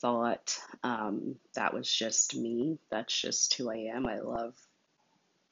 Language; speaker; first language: English; native; English